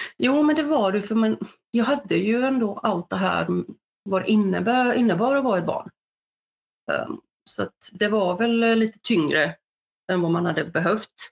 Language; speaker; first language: Swedish; early bilingual, other home language; Bosnian